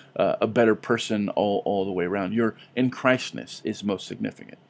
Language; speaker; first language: English; native; English